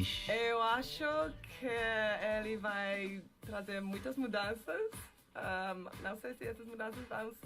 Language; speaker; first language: Portuguese; non-native, fluent; English